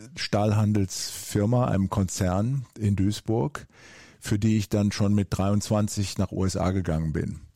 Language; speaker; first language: German; native; German